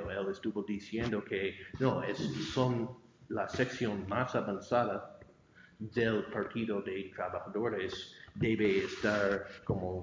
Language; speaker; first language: Spanish; non-native, fluent; English